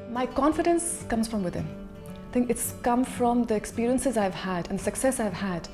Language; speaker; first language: English; non-native, local second language; Hindi